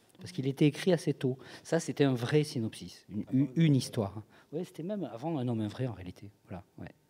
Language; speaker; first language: French; native; French